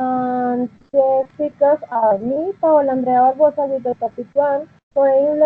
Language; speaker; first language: English; non-native, learner; Spanish